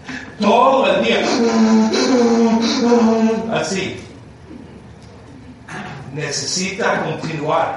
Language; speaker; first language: Spanish; non-native, learner; English